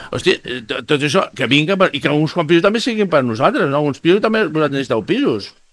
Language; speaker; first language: Catalan; non-native, fluent; Spanish